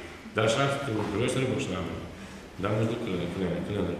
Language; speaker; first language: German; non-native, learner; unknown